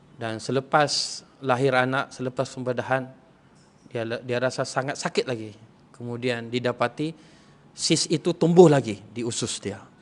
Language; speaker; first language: Malay; non-native, local second language; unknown